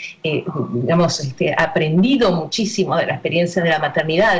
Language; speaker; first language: Spanish; native; Spanish